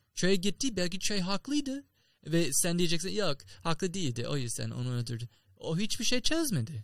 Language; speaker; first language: Turkish; non-native, learner; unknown